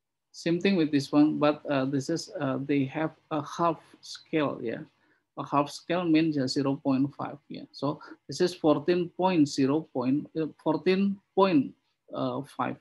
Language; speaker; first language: English; non-native, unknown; Indonesian